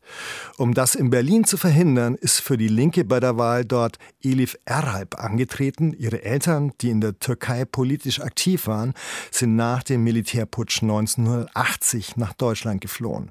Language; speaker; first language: German; native; German